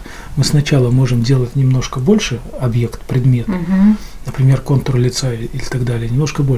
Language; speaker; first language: Russian; native; Russian